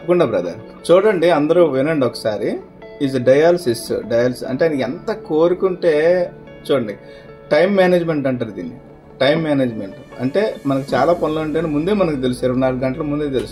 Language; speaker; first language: Telugu; native; Telugu